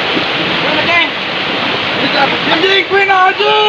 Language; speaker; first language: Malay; non-native, local second language; Sundanese